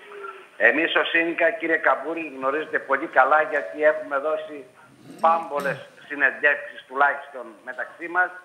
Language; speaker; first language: Greek; native; Greek